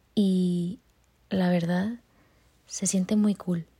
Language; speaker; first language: Spanish; early bilingual, heritage; Spanish